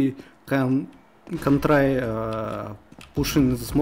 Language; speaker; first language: English; non-native, learner; Russian